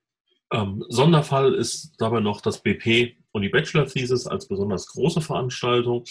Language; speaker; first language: German; native; German